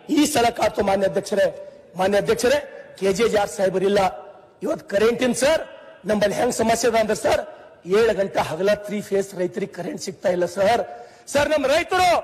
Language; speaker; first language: Kannada; native; Kannada